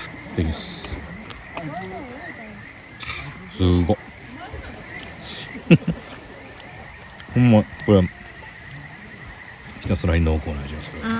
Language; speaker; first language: Japanese; native; Japanese